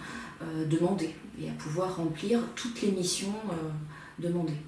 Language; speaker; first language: French; native; French